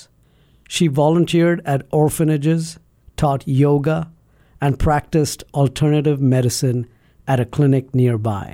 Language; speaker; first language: English; non-native, local second language; Malayalam